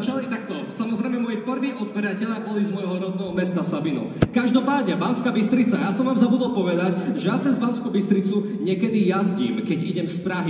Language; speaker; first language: Slovak; native; Slovak